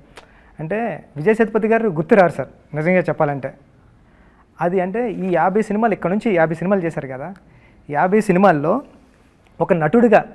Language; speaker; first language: Telugu; native; Telugu